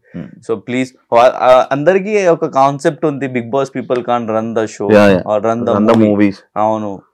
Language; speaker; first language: Telugu; non-native, local second language; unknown